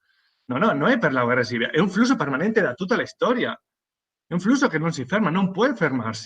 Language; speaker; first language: Italian; non-native, fluent; Spanish